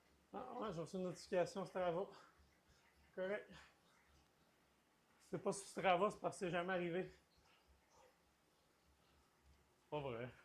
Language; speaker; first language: French; native; French